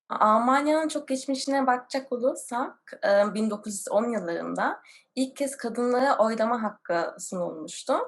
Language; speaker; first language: Turkish; early bilingual, heritage; Turkish